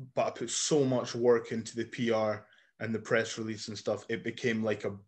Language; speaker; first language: English; native; English